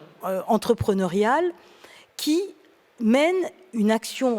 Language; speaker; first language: French; native; French